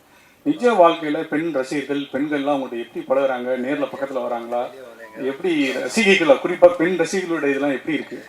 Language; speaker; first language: Tamil; native; Tamil